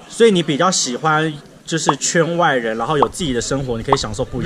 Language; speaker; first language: Chinese; native; Chinese